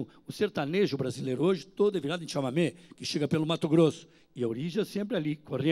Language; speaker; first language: Portuguese; native; Portuguese